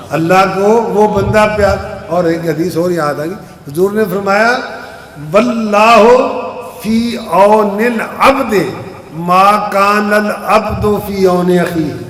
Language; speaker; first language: Urdu; non-native, local second language; Punjabi